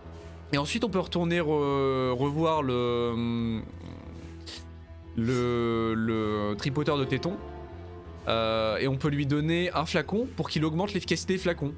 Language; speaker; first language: French; native; French